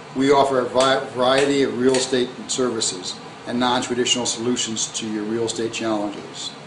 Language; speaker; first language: English; native; English